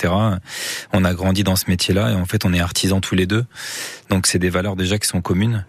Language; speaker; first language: French; native; French